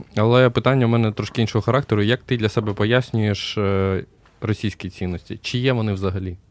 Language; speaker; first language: Ukrainian; native; Ukrainian